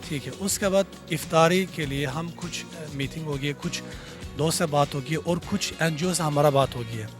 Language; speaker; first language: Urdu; non-native, learner; Turkish